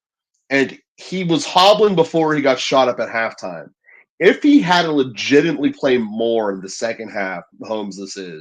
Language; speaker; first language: English; native; English